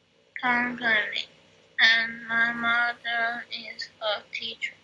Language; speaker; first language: English; non-native, learner; Chinese